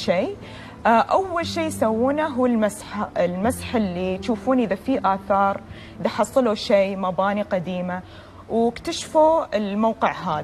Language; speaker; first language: Arabic; native; Arabic